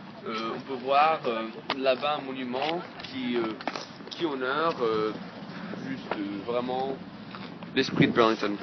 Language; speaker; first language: French; non-native, fluent; English